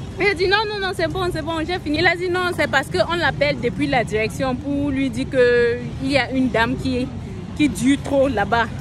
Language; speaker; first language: French; non-native, local second language; English